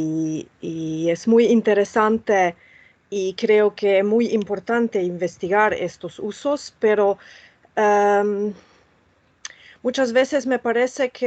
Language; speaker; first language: Spanish; non-native, fluent; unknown